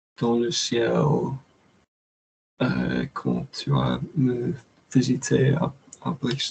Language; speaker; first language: French; non-native, learner; English